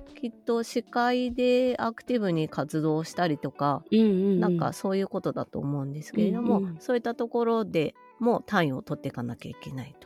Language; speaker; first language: Japanese; native; Japanese